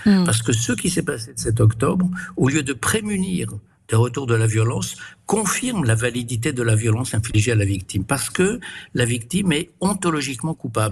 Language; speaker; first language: French; native; French